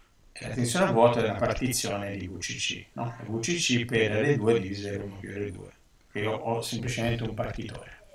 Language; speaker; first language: Italian; native; Italian